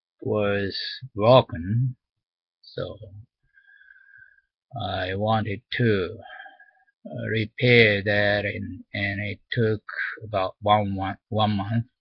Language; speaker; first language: English; non-native, learner; Japanese